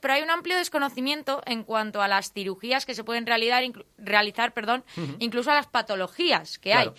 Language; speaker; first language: Spanish; native; Spanish